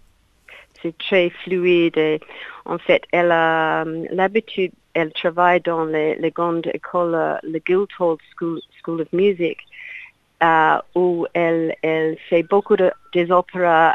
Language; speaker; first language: French; non-native, learner; English